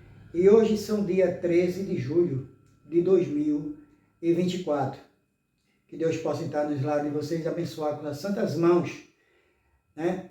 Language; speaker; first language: Portuguese; native; Portuguese